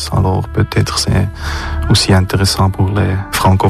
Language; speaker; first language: French; non-native, local second language; German